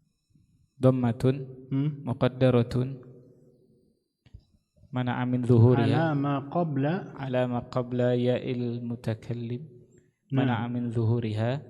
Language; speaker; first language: Arabic; non-native, learner; Indonesian